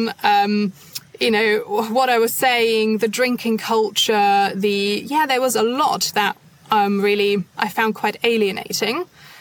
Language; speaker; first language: English; non-native, fluent; German